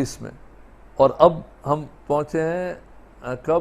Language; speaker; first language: Urdu; non-native, local second language; Sindhi